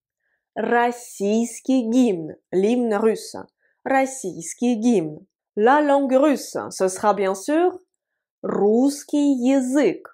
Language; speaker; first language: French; non-native, fluent; Russian